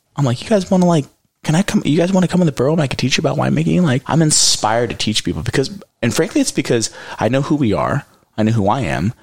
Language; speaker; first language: English; native; English